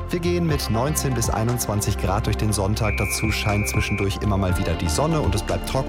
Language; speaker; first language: German; native; German